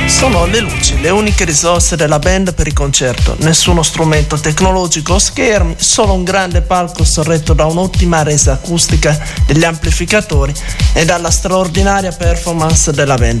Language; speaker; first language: Italian; native; Italian